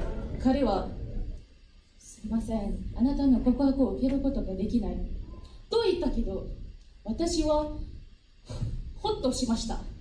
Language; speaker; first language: Japanese; non-native, fluent; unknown